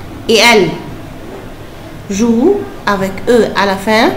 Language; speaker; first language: French; non-native, fluent; Arabic